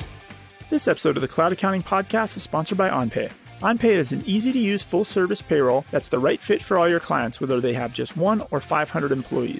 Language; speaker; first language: English; native; English